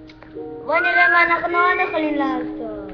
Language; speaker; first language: Hebrew; early bilingual, other home language; Russian